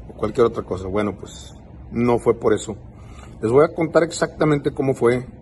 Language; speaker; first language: Spanish; early bilingual, heritage; Spanish